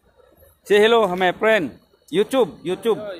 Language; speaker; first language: English; non-native, local second language; Filipino